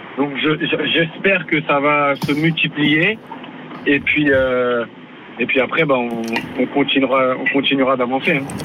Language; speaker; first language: French; native; French